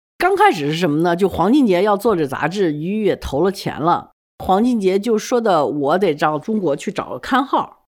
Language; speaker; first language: Chinese; native; Chinese